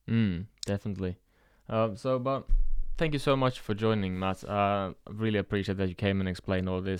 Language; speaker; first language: English; non-native, fluent; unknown